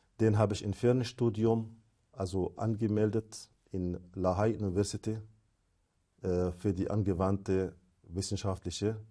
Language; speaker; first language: German; non-native, fluent; Arabic